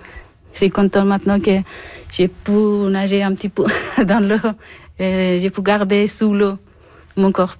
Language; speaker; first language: French; non-native, learner; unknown